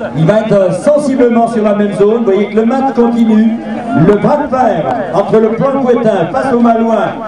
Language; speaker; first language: French; native; French